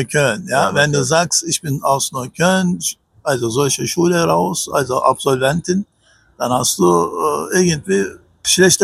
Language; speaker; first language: German; non-native, learner; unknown